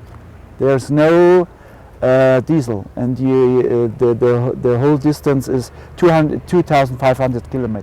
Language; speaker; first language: English; non-native, learner; German